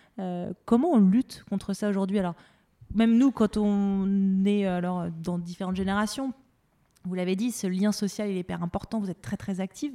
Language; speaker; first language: French; native; French